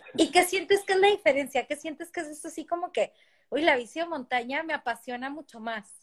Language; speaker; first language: Spanish; native; Spanish